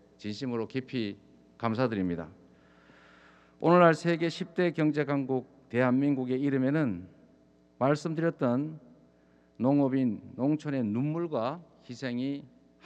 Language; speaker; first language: Korean; native; Korean